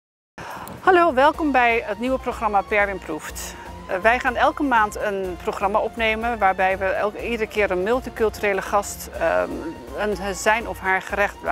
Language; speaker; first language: Dutch; native; Dutch